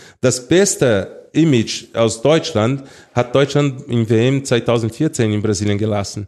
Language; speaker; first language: German; non-native, fluent; Portuguese